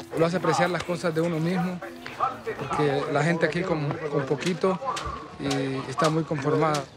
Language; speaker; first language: Spanish; native; Spanish